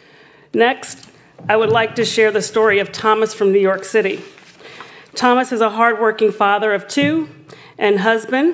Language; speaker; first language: English; native; English